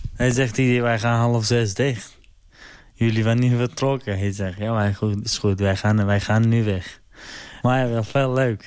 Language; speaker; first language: Dutch; non-native, learner; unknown